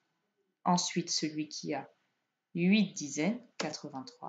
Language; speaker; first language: French; native; French